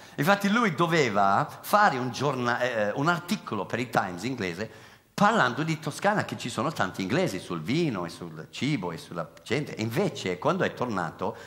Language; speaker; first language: Italian; non-native, fluent; English